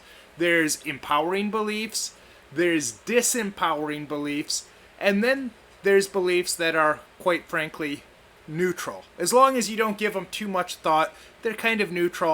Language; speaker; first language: English; native; English